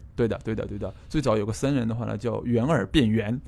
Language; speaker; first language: Chinese; native; Chinese